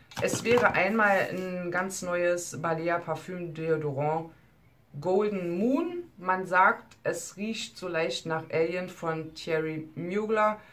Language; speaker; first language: German; native; German